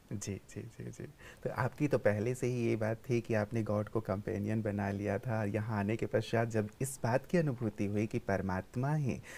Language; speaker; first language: Hindi; native; Hindi